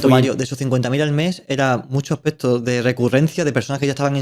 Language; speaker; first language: Spanish; native; Spanish